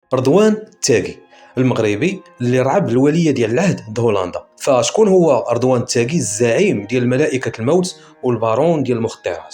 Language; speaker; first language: Arabic; native; Arabic